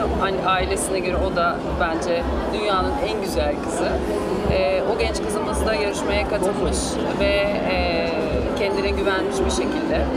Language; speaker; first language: Turkish; native; Turkish